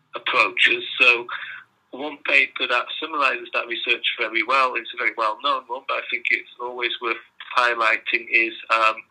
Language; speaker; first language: English; non-native, fluent; Dutch